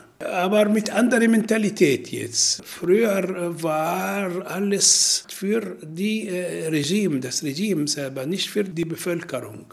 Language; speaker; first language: German; non-native, learner; Arabic